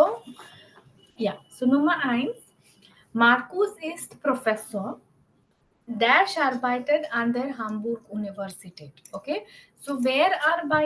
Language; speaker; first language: German; non-native, fluent; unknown